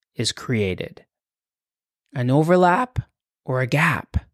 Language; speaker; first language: English; non-native, fluent; Spanish